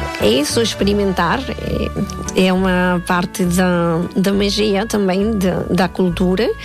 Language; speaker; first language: Portuguese; non-native, fluent; Spanish